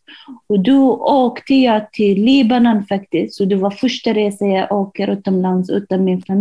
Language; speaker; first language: Swedish; non-native, fluent; Arabic